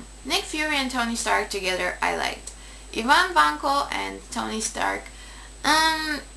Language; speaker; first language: English; native; English